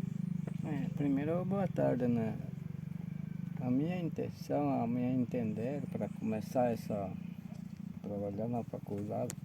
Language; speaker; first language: Portuguese; non-native, local second language; Guarani